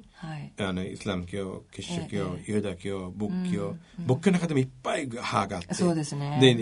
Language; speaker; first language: Japanese; non-native, fluent; Bangla